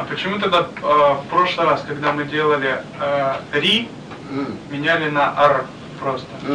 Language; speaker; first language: Russian; native; Russian